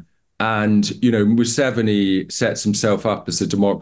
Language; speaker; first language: English; native; English